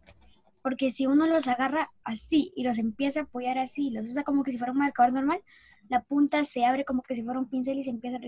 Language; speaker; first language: Spanish; native; Spanish